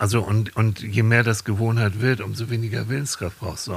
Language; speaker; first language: German; native; German